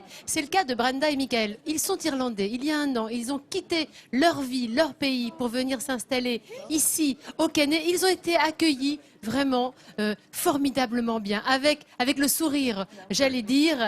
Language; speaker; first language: French; native; French